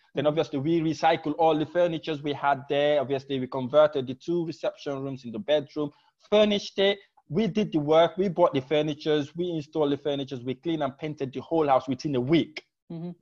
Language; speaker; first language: English; non-native, fluent; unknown